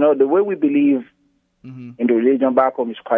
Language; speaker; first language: English; non-native, local second language; Igbo